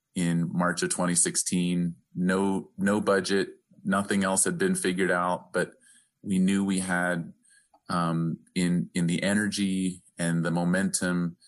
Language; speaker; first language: English; native; English